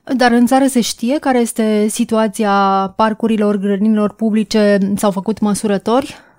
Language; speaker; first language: Romanian; native; Romanian